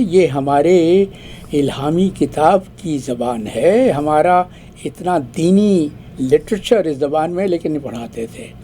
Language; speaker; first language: Urdu; native; Urdu